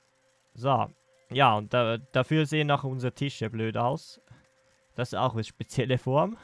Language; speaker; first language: German; native; German